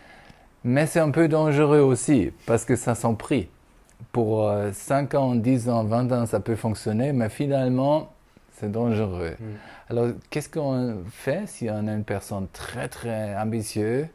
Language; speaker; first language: French; non-native, fluent; German